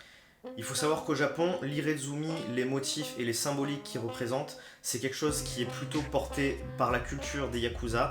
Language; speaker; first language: French; native; French